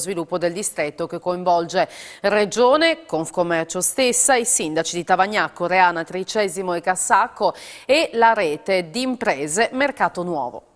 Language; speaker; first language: Italian; native; Italian